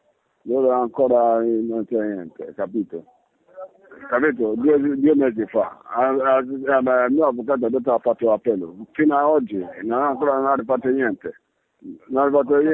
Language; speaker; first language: Italian; non-native, learner; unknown